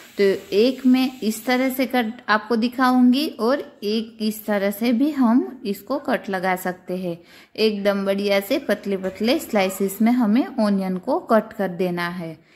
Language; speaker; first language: Hindi; non-native, local second language; Gujarati